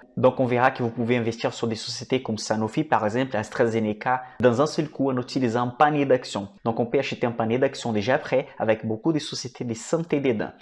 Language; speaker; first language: French; non-native, fluent; Portuguese